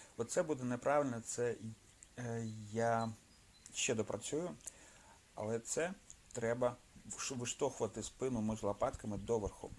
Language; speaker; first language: Ukrainian; non-native, local second language; Russian